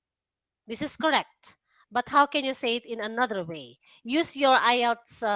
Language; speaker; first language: English; non-native, fluent; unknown